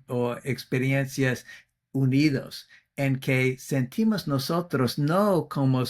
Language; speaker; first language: Spanish; non-native, fluent; English